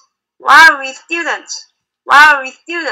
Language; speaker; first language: English; non-native, learner; Korean